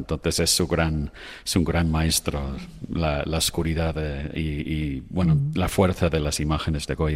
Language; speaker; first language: Spanish; non-native, fluent; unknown